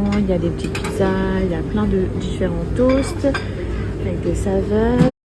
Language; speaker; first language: French; native; French